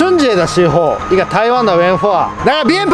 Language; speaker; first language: Chinese; non-native, fluent; Japanese